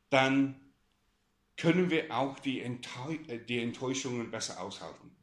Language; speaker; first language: German; non-native, fluent; English